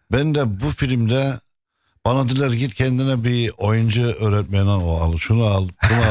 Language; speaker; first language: Turkish; non-native, fluent; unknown